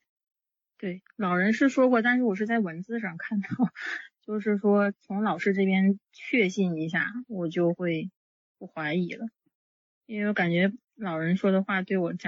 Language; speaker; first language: Chinese; native; Chinese